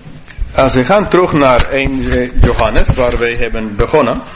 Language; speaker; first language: Dutch; non-native, fluent; English